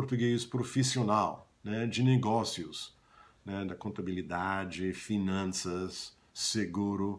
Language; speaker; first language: Portuguese; non-native, fluent; English